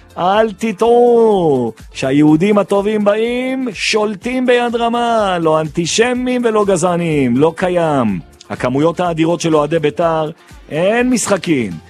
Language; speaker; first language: Hebrew; native; Hebrew